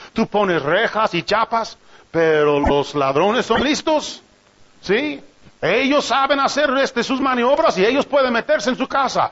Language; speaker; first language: Spanish; non-native, fluent; English